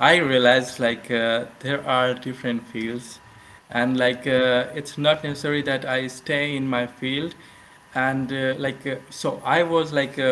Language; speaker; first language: English; non-native, local second language; Hindi